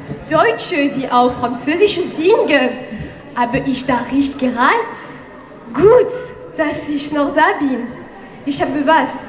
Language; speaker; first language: German; non-native, learner; French